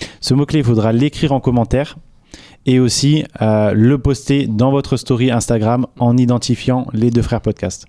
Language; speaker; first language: French; native; French